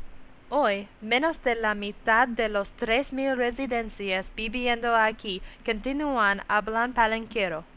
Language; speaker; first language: Spanish; non-native, learner; English